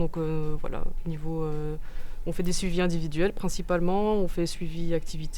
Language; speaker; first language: French; native; French